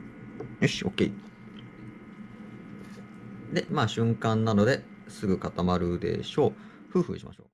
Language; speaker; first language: Japanese; native; Japanese